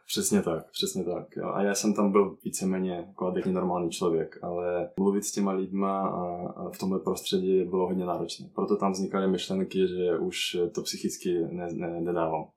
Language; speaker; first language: Czech; non-native, fluent; Russian